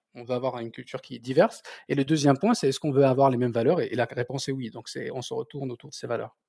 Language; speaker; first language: French; non-native, local second language; Berber languages